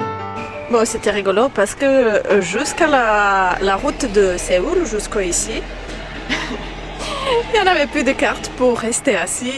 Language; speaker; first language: French; non-native, learner; Croatian